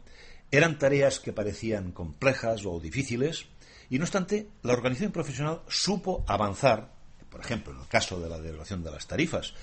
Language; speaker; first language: Spanish; native; Spanish